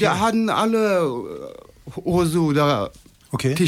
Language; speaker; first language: German; non-native, fluent; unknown